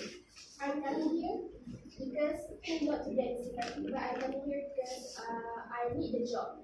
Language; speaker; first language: English; non-native, local second language; Malay